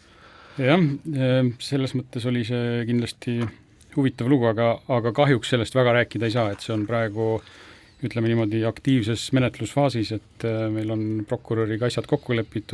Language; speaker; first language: Estonian; native; Estonian